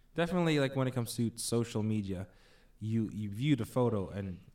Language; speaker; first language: English; non-native, local second language; Filipino